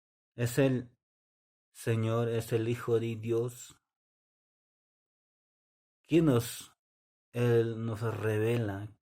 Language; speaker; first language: Spanish; non-native, local second language; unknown